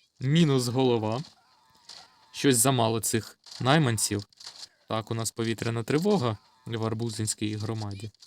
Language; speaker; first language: Ukrainian; non-native, local second language; Russian